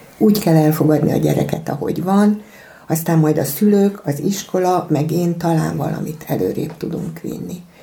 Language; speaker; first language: Hungarian; native; Hungarian